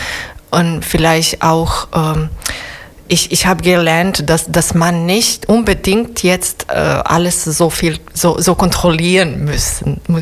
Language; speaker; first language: German; non-native, fluent; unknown